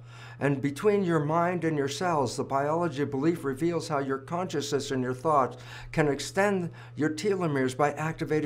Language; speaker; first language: English; native; English